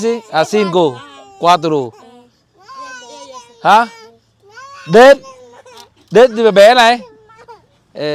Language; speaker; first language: Portuguese; non-native, learner; Vietnamese